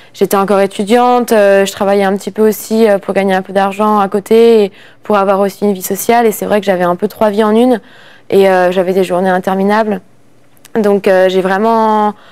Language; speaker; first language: French; native; French